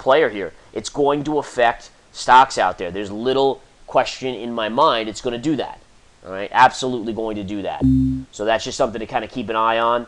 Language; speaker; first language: English; native; English